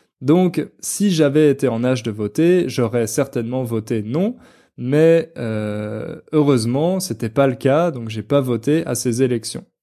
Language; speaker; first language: French; native; French